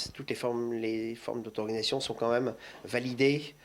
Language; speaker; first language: French; native; French